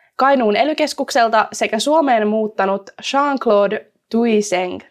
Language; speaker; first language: Finnish; native; Finnish